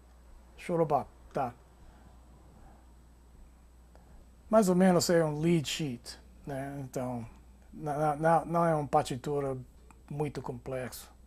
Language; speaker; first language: Portuguese; non-native, fluent; English